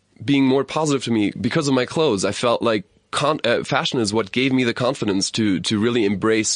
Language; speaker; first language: English; non-native, fluent; German